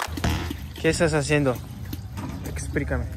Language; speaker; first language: Spanish; non-native, learner; Japanese